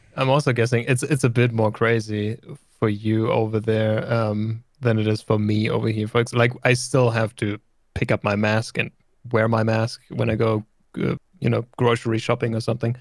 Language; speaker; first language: English; non-native, fluent; German